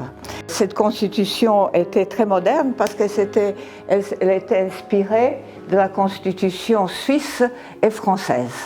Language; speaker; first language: French; non-native, fluent; Serbian